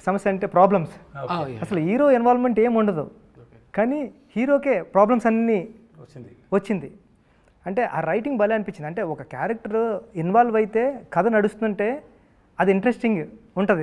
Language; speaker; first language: Telugu; native; Telugu